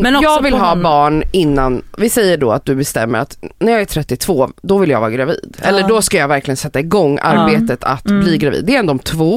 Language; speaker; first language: Swedish; native; Swedish